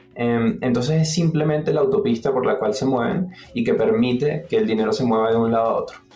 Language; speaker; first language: Spanish; native; Spanish